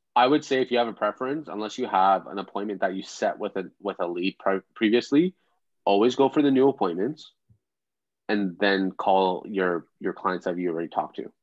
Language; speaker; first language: English; native; English